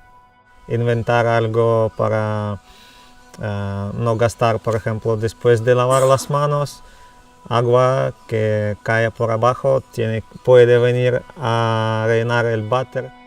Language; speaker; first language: Spanish; non-native, learner; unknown